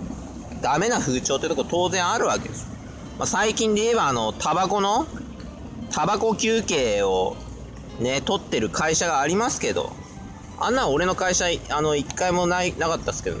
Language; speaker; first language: Japanese; native; Japanese